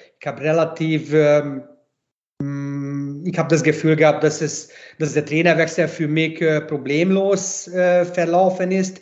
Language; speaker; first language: German; non-native, fluent; Hungarian